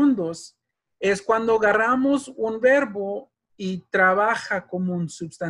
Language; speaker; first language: Spanish; early bilingual, heritage; Spanish